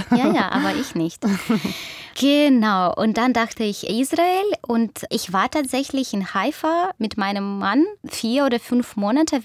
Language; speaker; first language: German; non-native, fluent; Russian